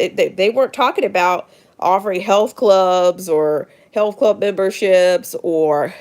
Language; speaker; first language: English; native; English